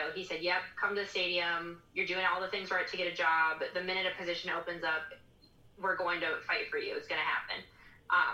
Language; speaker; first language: English; native; English